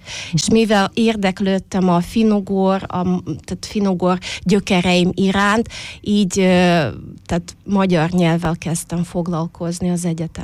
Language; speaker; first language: Hungarian; non-native, fluent; Russian